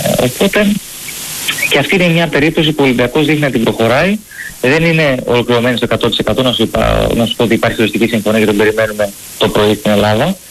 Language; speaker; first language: Greek; native; Greek